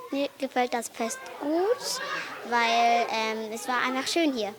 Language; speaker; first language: German; early bilingual, other home language; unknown